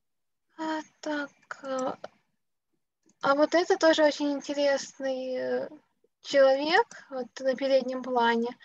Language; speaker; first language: Russian; native; Russian